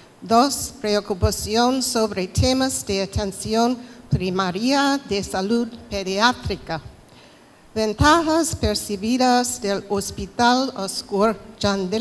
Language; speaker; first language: Spanish; non-native, fluent; English